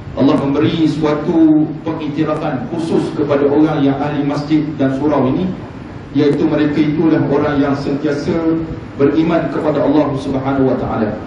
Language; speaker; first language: Malay; native; Malay